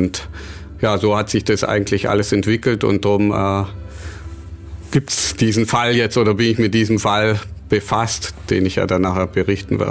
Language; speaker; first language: German; native; German